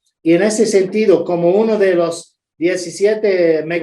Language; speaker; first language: Spanish; non-native, fluent; English